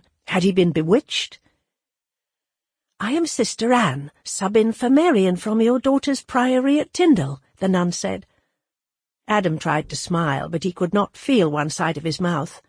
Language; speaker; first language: English; native; English